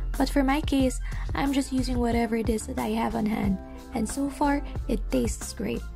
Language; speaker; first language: English; non-native, local second language; Filipino